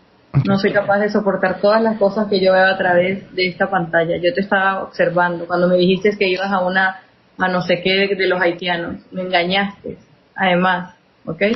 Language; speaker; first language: Spanish; native; Spanish